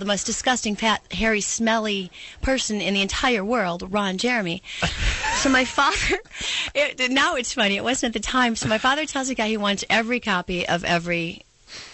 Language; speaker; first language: English; native; English